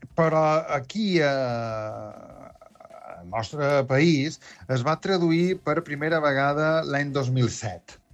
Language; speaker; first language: Catalan; native; Catalan